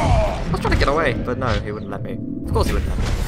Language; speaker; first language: English; native; English